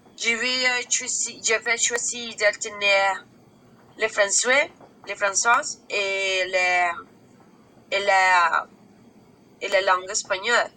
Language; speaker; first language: French; non-native, learner; Spanish